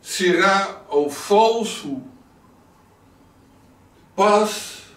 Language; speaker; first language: Portuguese; non-native, learner; Dutch